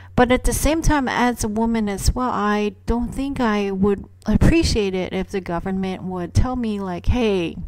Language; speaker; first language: English; non-native, local second language; Cebuano